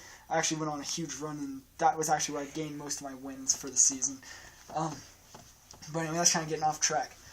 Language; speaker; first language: English; native; English